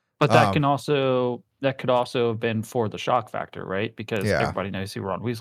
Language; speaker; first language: English; native; English